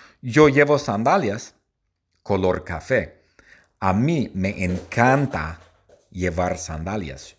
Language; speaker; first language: Spanish; non-native, learner; English